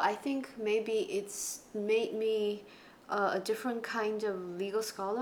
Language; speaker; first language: English; non-native, local second language; Chinese